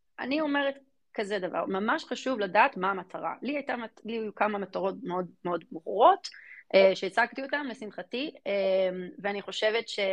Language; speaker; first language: Hebrew; early bilingual, other home language; English